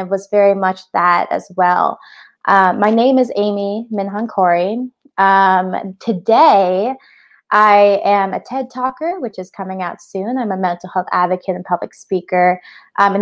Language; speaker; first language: English; native; English